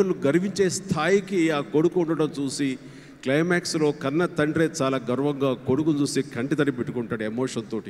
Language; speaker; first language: Telugu; native; Telugu